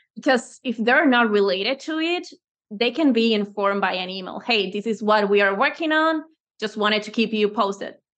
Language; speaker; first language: English; non-native, fluent; Spanish